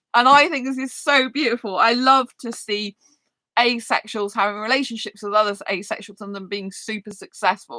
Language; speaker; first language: English; native; English